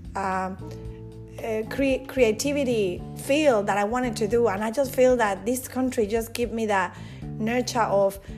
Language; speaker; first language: English; non-native, fluent; Spanish